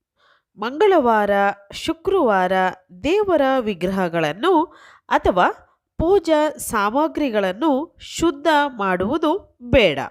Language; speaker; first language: Kannada; native; Kannada